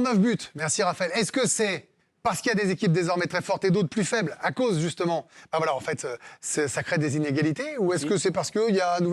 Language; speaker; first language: French; native; French